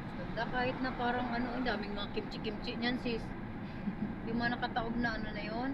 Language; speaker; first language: Filipino; non-native, local second language; Bikol